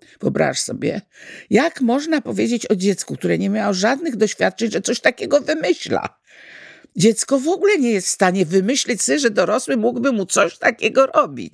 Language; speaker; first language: Polish; native; Polish